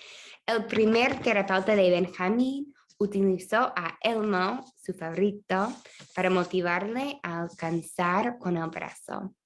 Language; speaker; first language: Spanish; non-native, fluent; English